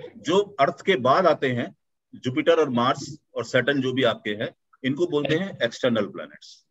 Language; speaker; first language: Hindi; native; Hindi